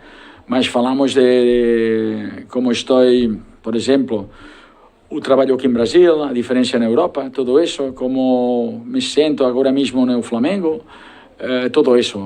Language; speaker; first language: Portuguese; non-native, learner; Spanish